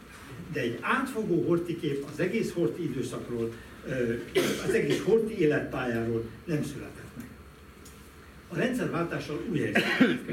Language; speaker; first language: Hungarian; native; Hungarian